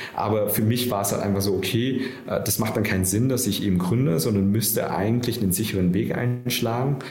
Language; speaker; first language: German; early bilingual, other home language; Vietnamese